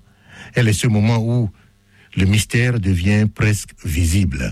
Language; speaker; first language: French; native; French